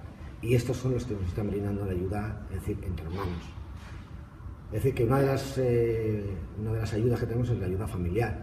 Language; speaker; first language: Spanish; native; Spanish